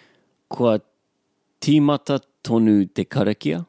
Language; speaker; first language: Māori; non-native, learner; English